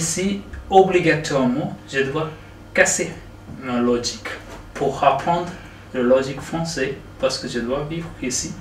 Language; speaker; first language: French; non-native, learner; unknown